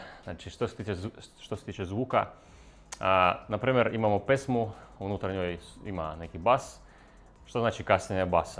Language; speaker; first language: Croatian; non-native, fluent; Russian